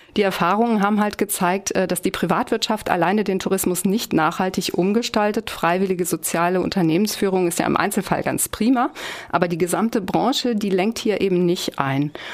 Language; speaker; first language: German; native; German